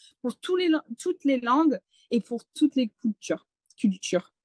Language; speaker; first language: French; non-native, fluent; English